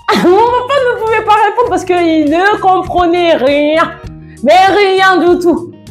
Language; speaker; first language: French; non-native, fluent; Yoruba